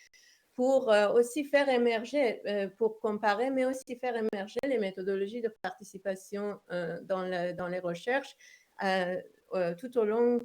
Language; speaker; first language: French; non-native, fluent; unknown